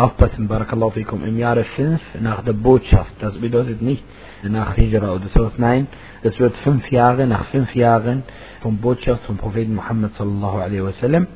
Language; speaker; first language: German; non-native, fluent; Arabic